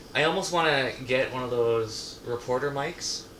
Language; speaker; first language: English; native; English